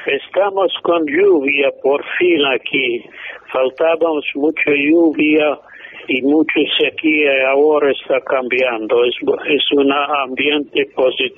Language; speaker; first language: Spanish; non-native, fluent; English